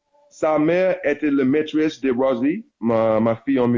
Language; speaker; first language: French; non-native, learner; English